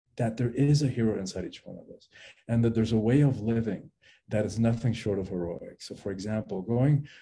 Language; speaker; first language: English; early bilingual, other home language; Spanish